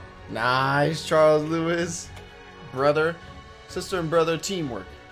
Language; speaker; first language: English; early bilingual, other home language; Spanish